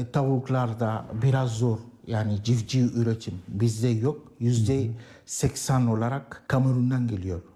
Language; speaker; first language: Turkish; non-native, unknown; Arabic